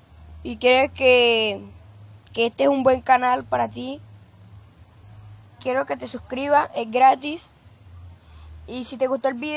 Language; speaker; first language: Spanish; native; Spanish